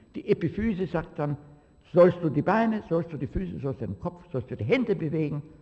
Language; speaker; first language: German; native; German